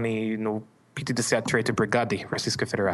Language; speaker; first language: Russian; non-native, learner; English